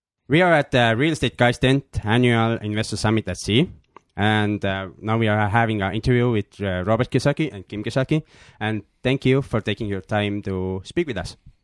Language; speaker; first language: English; non-native, fluent; Estonian